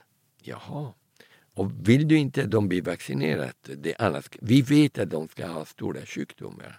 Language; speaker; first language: Swedish; early bilingual, heritage; Italian